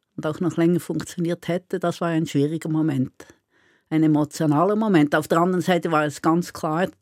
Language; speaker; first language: German; native; German